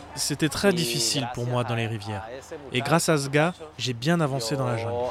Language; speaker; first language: French; non-native, fluent; Spanish